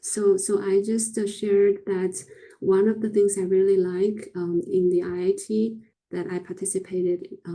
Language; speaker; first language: English; non-native, fluent; Chinese